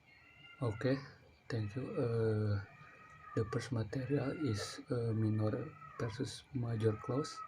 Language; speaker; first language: English; non-native, learner; Indonesian